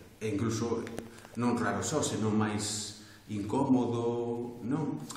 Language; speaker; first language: Galician; non-native, local second language; Spanish